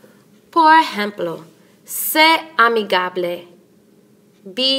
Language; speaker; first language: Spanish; non-native, fluent; English